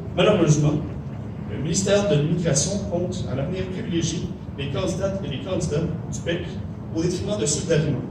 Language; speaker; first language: French; native; French